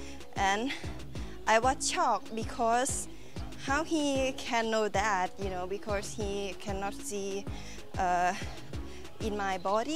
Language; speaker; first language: English; non-native, learner; Thai